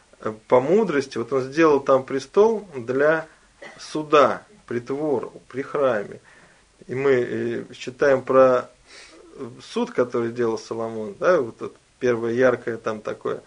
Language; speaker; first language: Russian; native; Russian